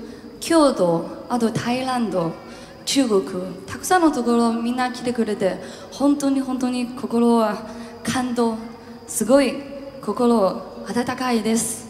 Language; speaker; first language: Japanese; non-native, learner; Chinese